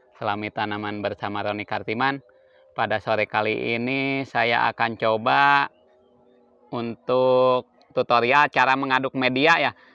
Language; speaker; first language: Indonesian; non-native, local second language; Sundanese